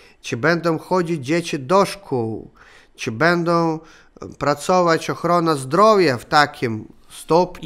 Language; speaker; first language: Polish; non-native, learner; Russian